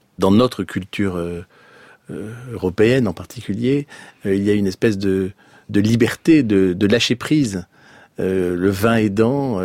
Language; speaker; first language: French; native; French